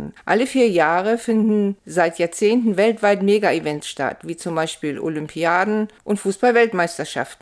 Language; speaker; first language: German; native; German